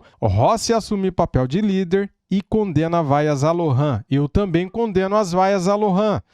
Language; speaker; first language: Portuguese; native; Portuguese